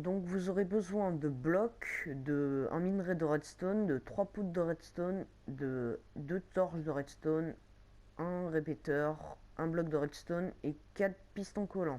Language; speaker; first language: French; native; French